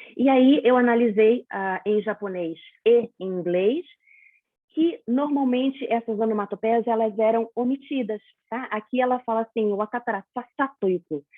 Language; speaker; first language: Portuguese; native; Portuguese